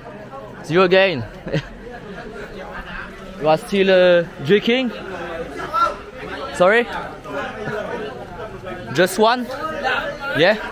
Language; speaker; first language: English; non-native, learner; French